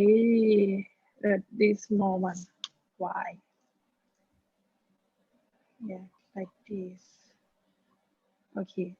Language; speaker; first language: English; non-native, learner; Thai